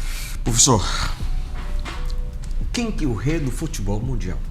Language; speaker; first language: Portuguese; non-native, fluent; Arabic